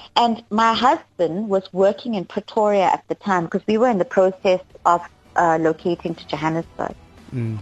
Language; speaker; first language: English; native; English